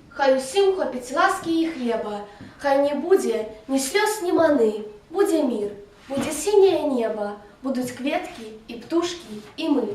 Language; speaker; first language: Belarusian; native; Belarusian